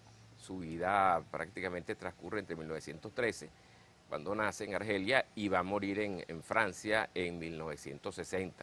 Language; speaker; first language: Spanish; native; Spanish